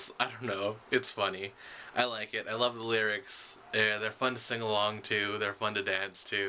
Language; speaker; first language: English; native; English